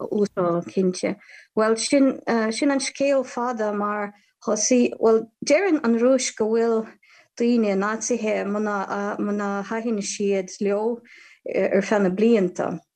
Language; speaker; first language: Irish; non-native, fluent; Ukrainian